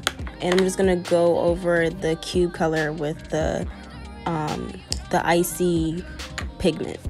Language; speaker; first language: English; native; English